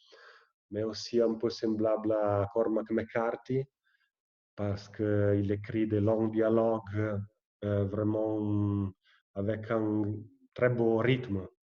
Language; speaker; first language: French; non-native, fluent; Italian